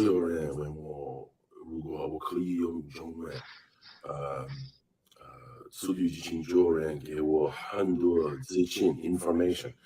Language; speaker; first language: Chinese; non-native, learner; English